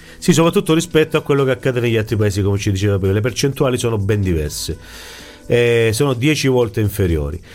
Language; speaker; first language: Italian; native; Italian